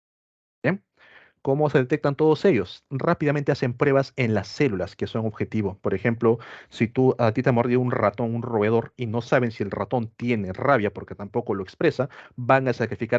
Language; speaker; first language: Spanish; native; Spanish